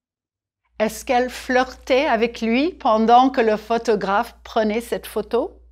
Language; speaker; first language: French; non-native, fluent; English